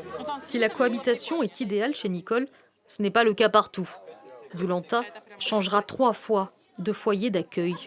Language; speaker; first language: French; native; French